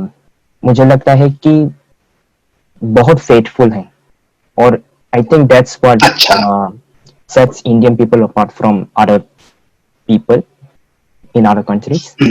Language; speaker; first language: Hindi; non-native, fluent; Korean